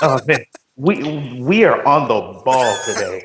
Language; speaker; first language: English; native; English